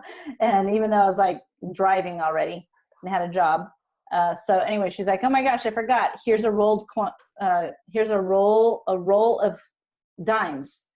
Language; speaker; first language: English; native; English